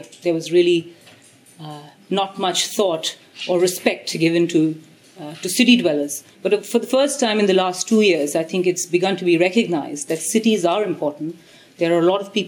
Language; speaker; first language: English; non-native, local second language; Tamil